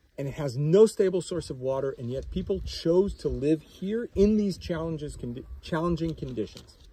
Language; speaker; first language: English; non-native, fluent; Hebrew